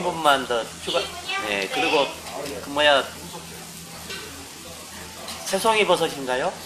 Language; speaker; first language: Korean; non-native, learner; Filipino